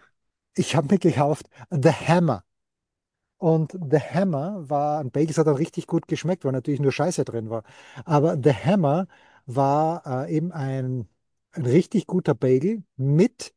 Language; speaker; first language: German; native; German